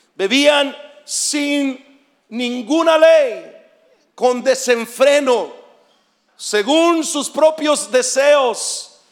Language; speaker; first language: Spanish; native; Spanish